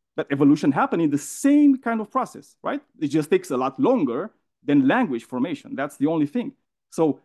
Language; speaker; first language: English; non-native, fluent; Romanian